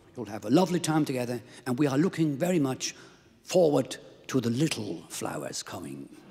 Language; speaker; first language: English; non-native, fluent; Swiss German